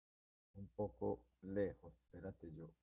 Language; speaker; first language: Spanish; native; Spanish